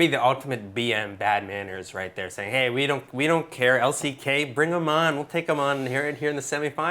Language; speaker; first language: English; native; English